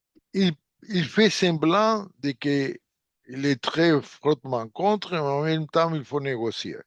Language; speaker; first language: French; non-native, fluent; Portuguese